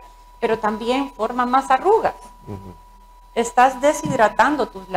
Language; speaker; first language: Spanish; native; Spanish